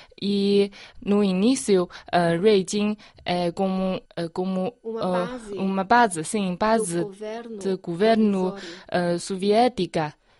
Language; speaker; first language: Portuguese; non-native, fluent; Chinese